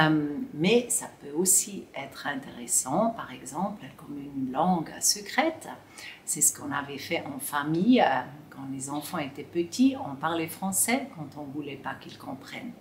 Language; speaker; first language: French; non-native, local second language; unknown